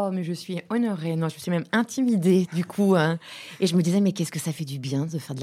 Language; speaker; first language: French; native; French